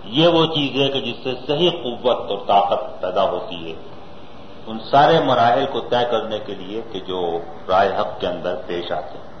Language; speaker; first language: Urdu; native; Urdu